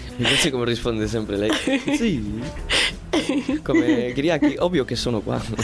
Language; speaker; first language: Italian; non-native, fluent; Spanish